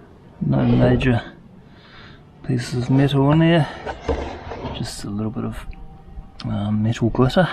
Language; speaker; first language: English; native; English